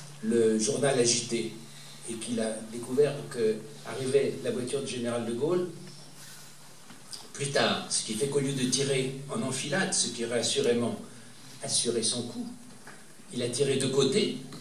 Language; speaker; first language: French; native; French